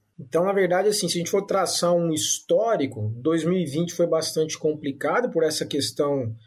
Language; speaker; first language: Portuguese; native; Portuguese